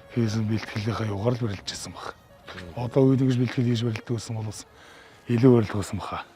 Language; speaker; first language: Mongolian; native; Mongolian